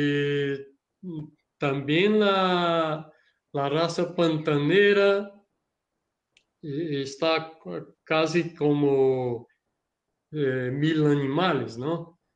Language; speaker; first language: Spanish; non-native, learner; Portuguese